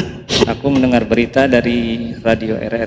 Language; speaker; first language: Indonesian; native; Indonesian